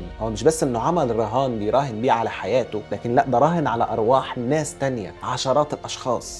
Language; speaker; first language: Arabic; native; Arabic